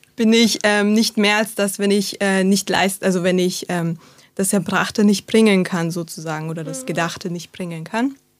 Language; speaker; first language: German; early bilingual, other home language; Turkish